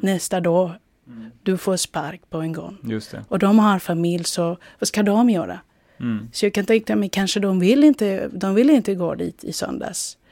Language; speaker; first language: Swedish; non-native, fluent; Spanish